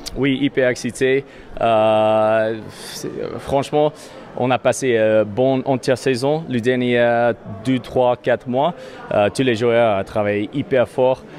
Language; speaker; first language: French; non-native, learner; English